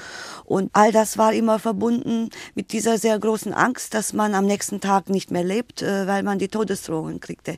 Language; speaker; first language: German; native; German